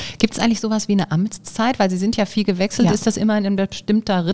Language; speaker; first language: German; native; German